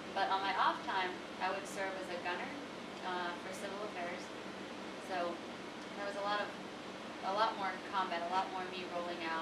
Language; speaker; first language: English; native; English